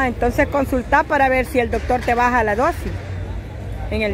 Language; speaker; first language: Spanish; native; Spanish